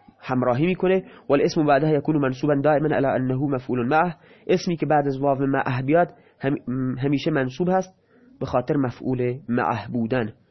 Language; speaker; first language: Persian; non-native, local second language; Baluchi